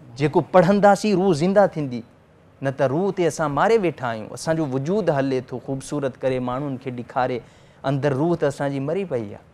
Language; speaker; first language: Sindhi; native; Sindhi